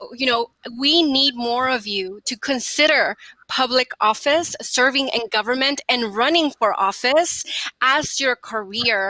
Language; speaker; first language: English; early bilingual, other home language; Spanish